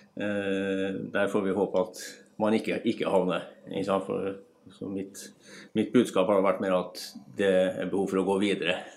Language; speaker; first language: Norwegian; native; Norwegian